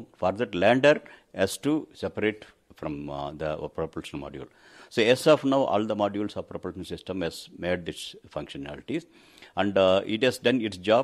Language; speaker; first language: English; non-native, local second language; Tamil